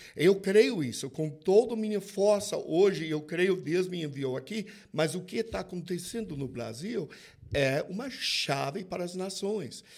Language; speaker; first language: Portuguese; non-native, fluent; English